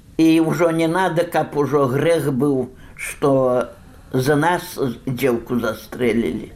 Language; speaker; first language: Belarusian; native; Belarusian